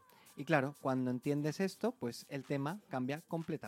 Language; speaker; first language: Spanish; native; Spanish